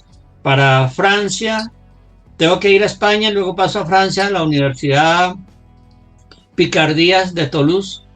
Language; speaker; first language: Spanish; native; Spanish